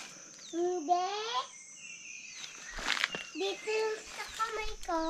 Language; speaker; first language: Filipino; non-native, local second language; Iloko